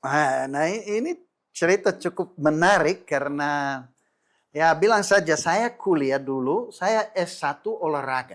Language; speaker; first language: Indonesian; non-native, fluent; English